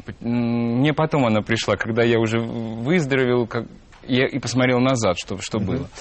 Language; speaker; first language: Russian; native; Russian